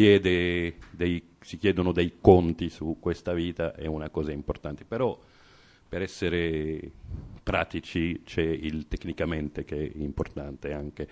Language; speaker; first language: Italian; non-native, fluent; Arabic